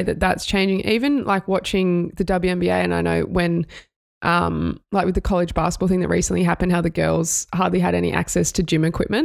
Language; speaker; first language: English; native; English